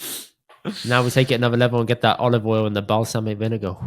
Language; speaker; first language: English; early bilingual, other home language; Punjabi